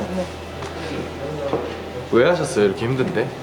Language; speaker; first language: Korean; native; Korean